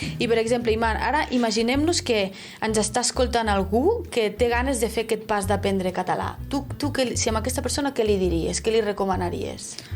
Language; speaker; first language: Catalan; native; Catalan